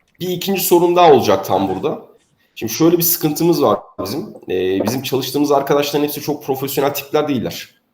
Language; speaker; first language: Turkish; native; Turkish